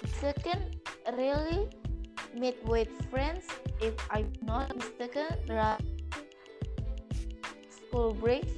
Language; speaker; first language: English; non-native, learner; Indonesian